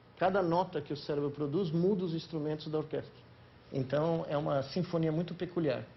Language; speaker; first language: Portuguese; native; Portuguese